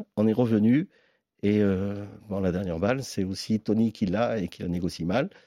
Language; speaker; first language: French; native; French